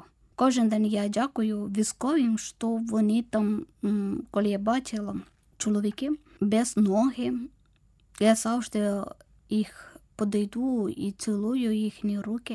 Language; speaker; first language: Ukrainian; non-native, learner; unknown